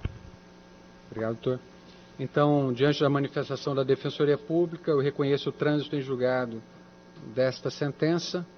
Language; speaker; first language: Portuguese; native; Portuguese